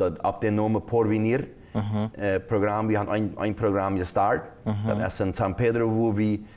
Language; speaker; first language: German; non-native, local second language; Plautdietsch